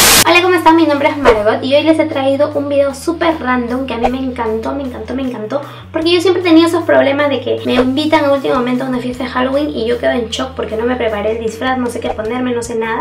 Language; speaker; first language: Spanish; native; Spanish